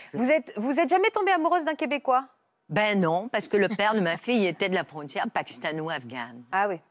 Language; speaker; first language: French; native; French